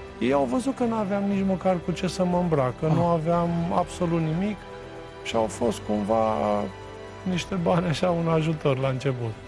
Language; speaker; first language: Romanian; native; Romanian